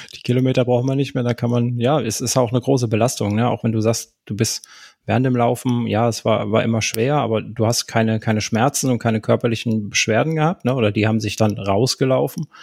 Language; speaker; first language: German; native; German